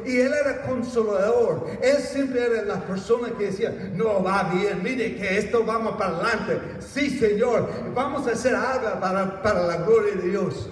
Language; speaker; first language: Spanish; non-native, fluent; English